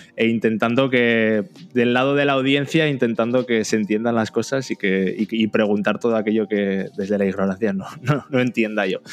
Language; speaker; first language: Spanish; native; Spanish